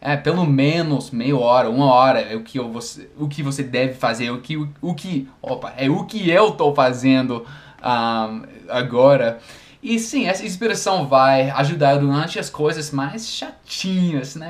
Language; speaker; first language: Portuguese; non-native, fluent; English